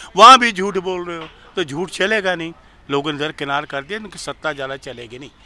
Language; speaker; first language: Hindi; native; Hindi